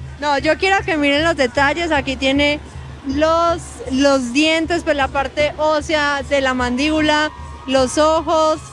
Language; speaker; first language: Spanish; native; Spanish